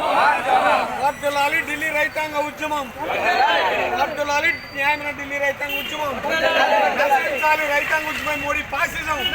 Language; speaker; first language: Telugu; native; Telugu